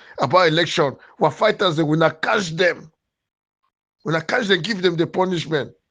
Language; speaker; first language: Nigerian Pidgin; native; Nigerian Pidgin